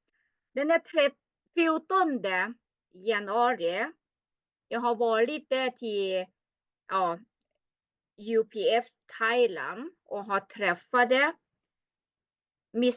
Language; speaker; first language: Swedish; non-native, learner; Thai